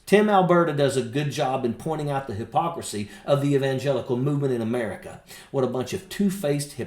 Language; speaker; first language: English; native; English